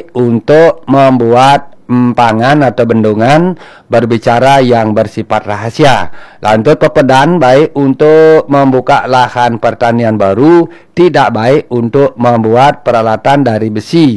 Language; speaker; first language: Indonesian; non-native, local second language; Balinese